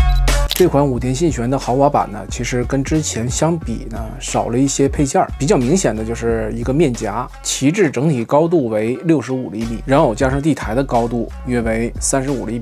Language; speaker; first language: Chinese; native; Chinese